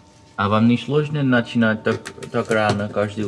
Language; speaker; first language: Russian; non-native, fluent; Dutch